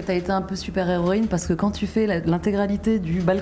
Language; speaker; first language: French; native; French